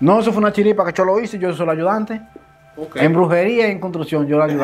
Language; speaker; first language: Spanish; native; Spanish